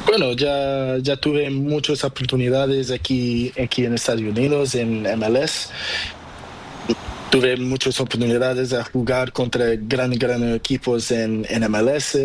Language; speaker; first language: Spanish; non-native, learner; Portuguese